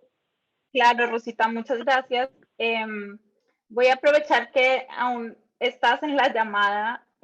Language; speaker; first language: Spanish; native; Spanish